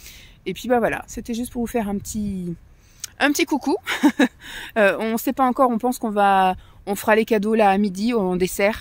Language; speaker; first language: French; native; French